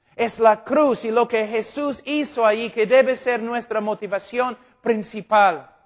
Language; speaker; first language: Spanish; non-native, fluent; English